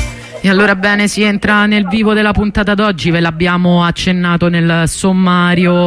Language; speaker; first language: Italian; native; Italian